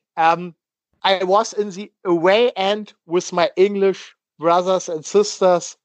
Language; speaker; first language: English; non-native, learner; German